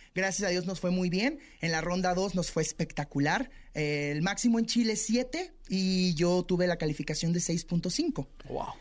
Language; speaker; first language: Spanish; native; Spanish